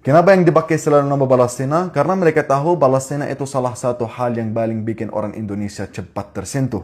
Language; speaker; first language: Indonesian; non-native, fluent; Arabic